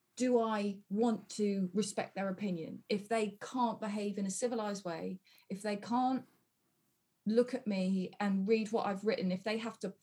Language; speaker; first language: English; native; English